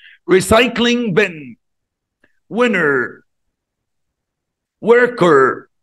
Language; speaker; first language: English; non-native, fluent; Arabic